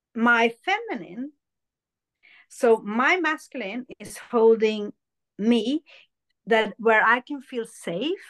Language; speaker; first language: English; early bilingual, other home language; Hindi